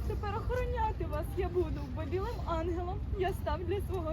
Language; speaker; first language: Ukrainian; native; Ukrainian